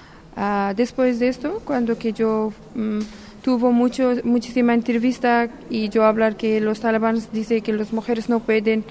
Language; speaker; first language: Spanish; non-native, learner; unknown